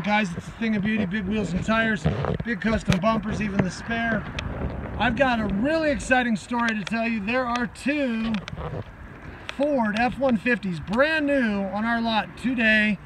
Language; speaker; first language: English; native; English